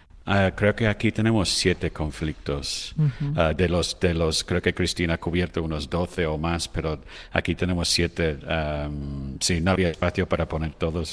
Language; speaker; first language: Spanish; non-native, fluent; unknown